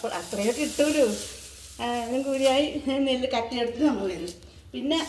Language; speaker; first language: Malayalam; native; Malayalam